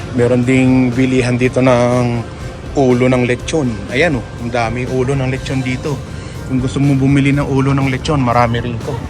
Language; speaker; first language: Filipino; non-native, local second language; Pampanga